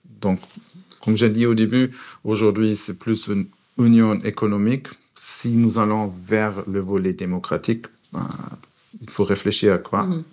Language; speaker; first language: French; non-native, fluent; German